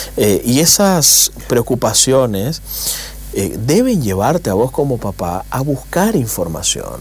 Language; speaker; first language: Spanish; native; Spanish